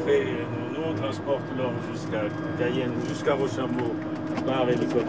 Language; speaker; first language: French; non-native, fluent; Portuguese